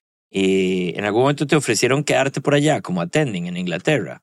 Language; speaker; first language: Spanish; early bilingual, heritage; Spanish